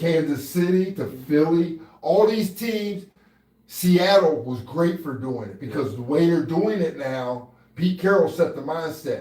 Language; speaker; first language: English; native; English